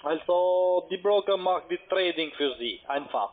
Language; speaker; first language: German; non-native, learner; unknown